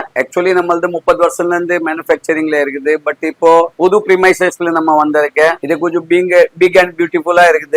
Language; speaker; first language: Tamil; non-native, fluent; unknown